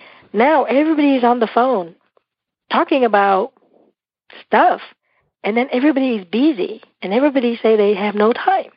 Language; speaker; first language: English; non-native, fluent; Vietnamese